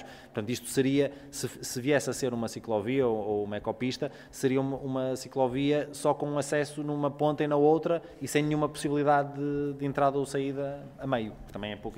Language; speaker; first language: Portuguese; native; Portuguese